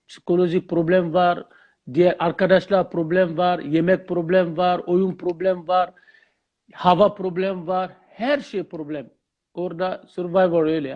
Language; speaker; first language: Turkish; non-native, learner; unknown